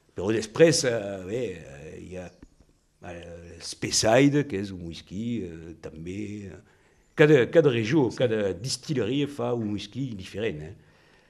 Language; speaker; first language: Catalan; non-native, local second language; French